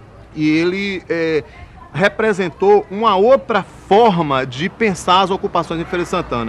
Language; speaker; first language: Portuguese; native; Portuguese